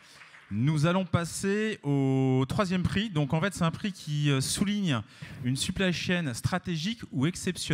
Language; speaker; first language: French; native; French